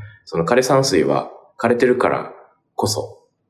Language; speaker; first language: Japanese; native; Japanese